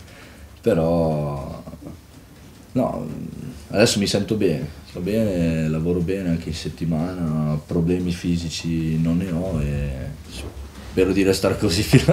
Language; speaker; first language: Italian; native; Italian